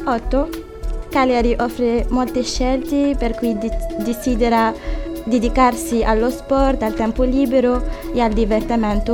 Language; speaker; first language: Italian; non-native, fluent; Arabic